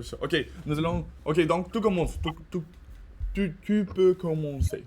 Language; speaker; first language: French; non-native, learner; Russian